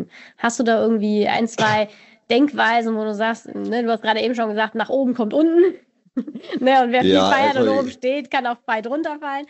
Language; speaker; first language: German; native; German